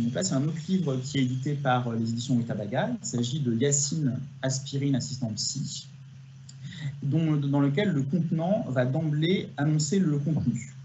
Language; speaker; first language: French; native; French